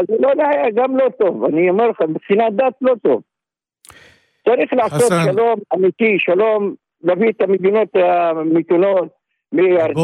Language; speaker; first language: Hebrew; non-native, local second language; Arabic